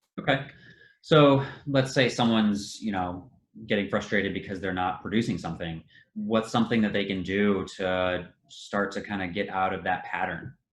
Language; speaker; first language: English; native; English